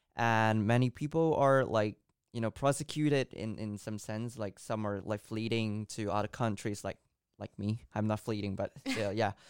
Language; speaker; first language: English; non-native, local second language; Cantonese